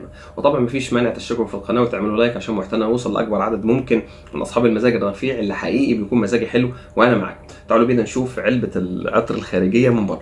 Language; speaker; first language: Arabic; native; Arabic